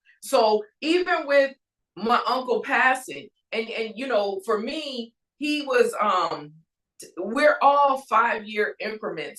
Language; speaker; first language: English; native; English